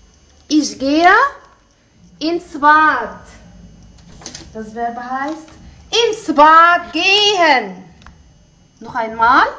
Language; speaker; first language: German; non-native, fluent; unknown